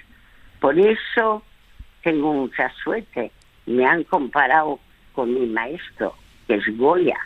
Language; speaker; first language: Spanish; early bilingual, other home language; French